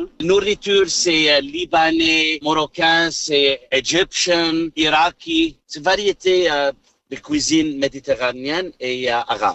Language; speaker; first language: French; non-native, learner; Arabic